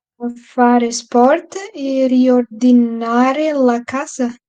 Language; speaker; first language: Italian; non-native, learner; Portuguese